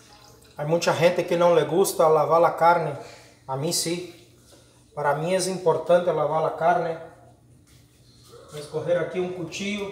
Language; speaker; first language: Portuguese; non-native, learner; Spanish